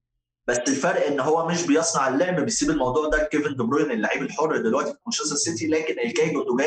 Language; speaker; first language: Arabic; native; Arabic